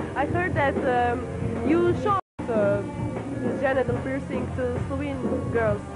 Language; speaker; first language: English; non-native, learner; Slovenian